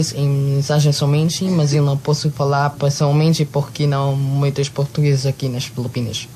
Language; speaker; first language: Portuguese; non-native, learner; Filipino